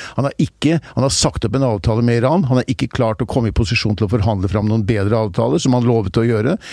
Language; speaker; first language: Norwegian; native; Norwegian